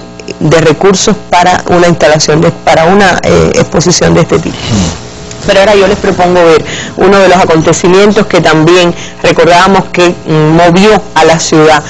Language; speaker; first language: Spanish; native; Spanish